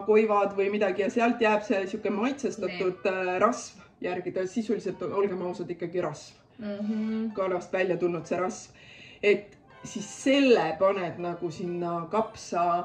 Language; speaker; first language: Estonian; native; Estonian